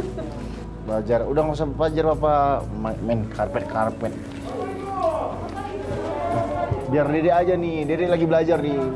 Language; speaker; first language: Indonesian; native; Indonesian